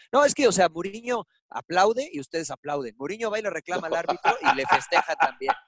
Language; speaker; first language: Spanish; early bilingual, heritage; Spanish